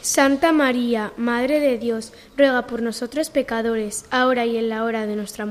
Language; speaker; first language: Spanish; native; Spanish